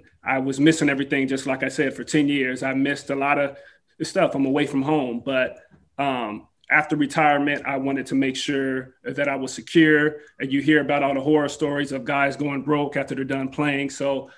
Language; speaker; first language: English; native; English